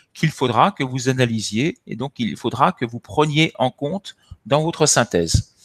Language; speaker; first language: French; native; French